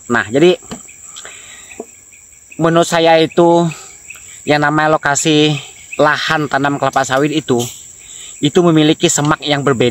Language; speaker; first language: Indonesian; native; Indonesian